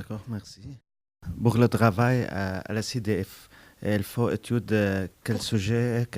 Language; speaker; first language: French; non-native, learner; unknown